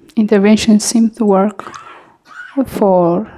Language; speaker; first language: English; non-native, fluent; Amharic